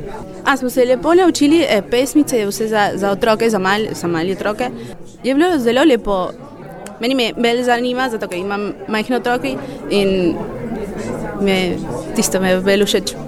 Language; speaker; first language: Slovenian; early bilingual, heritage; Spanish